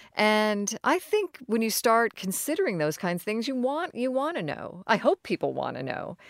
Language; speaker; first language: English; native; English